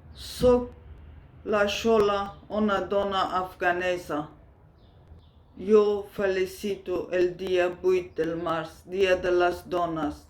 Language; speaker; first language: Catalan; non-native, learner; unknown